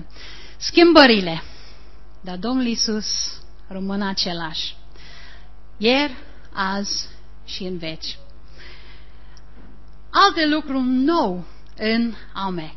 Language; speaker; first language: Romanian; non-native, learner; English